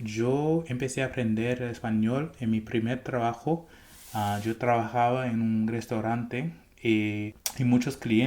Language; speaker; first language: Spanish; non-native, fluent; English